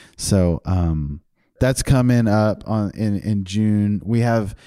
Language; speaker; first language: English; native; English